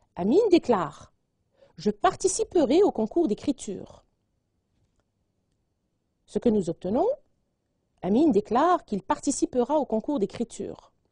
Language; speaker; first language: French; non-native, local second language; Arabic